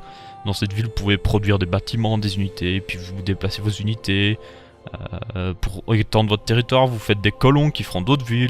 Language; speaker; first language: French; native; French